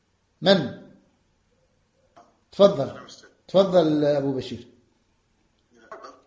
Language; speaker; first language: Arabic; non-native, fluent; French